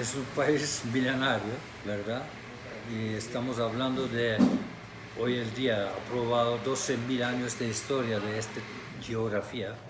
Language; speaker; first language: Spanish; non-native, fluent; Turkish